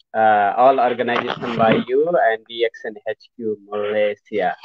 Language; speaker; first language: English; non-native, learner; Nepali